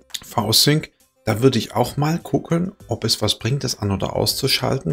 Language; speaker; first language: German; native; German